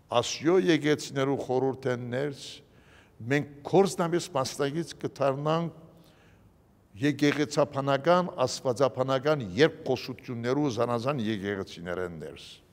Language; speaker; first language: Armenian; early bilingual, heritage; Armenian